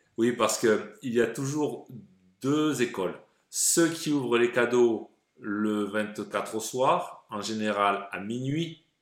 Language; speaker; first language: French; native; French